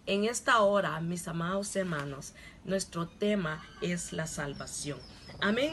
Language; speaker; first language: Spanish; non-native, local second language; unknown